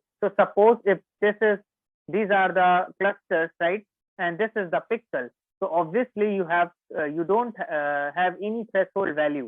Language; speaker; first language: English; non-native, local second language; Hindi